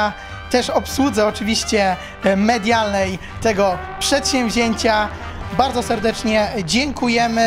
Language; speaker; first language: Polish; native; Polish